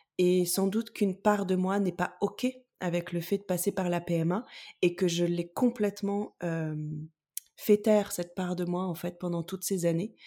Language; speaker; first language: French; native; French